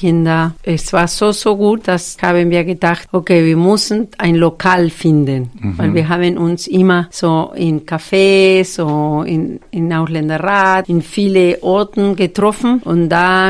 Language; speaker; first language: German; non-native, fluent; Spanish